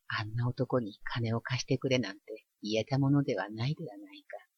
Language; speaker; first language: Japanese; native; Japanese